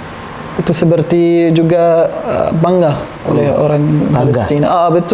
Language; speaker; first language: Indonesian; non-native, learner; Arabic